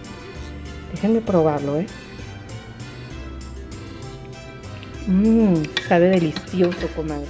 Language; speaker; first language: Spanish; native; Spanish